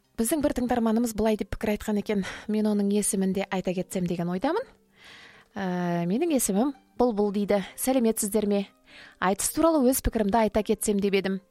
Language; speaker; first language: Kazakh; native; Kazakh